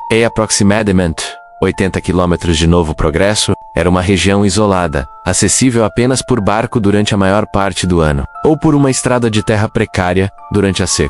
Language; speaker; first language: Portuguese; native; Portuguese